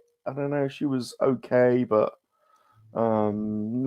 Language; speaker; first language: English; native; English